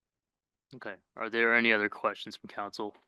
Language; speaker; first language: English; native; English